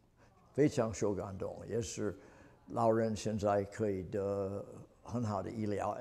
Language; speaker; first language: Chinese; non-native, fluent; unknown